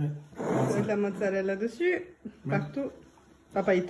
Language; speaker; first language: French; native; French